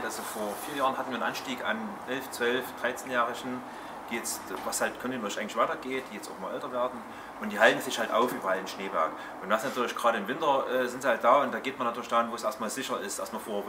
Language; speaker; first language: German; native; German